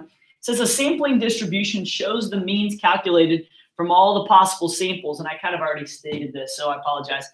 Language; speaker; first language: English; native; English